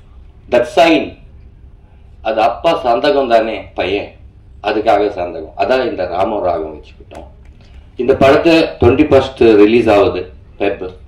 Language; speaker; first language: Tamil; non-native, learner; Telugu